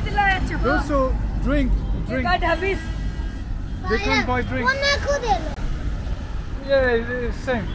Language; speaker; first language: English; non-native, fluent; French